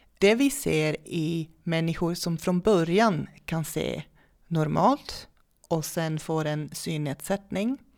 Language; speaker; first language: Swedish; non-native, fluent; Dutch